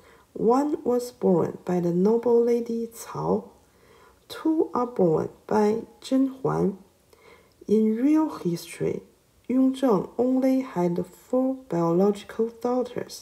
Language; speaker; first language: English; non-native, learner; Chinese